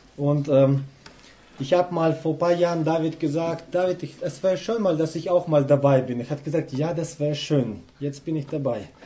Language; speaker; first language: German; non-native, fluent; Russian